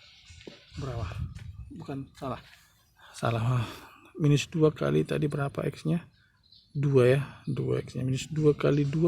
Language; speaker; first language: Indonesian; native; Indonesian